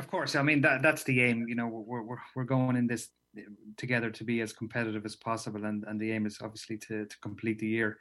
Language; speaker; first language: English; native; English